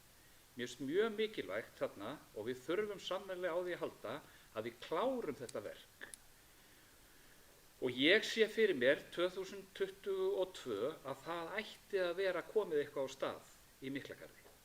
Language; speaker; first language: Icelandic; native; Icelandic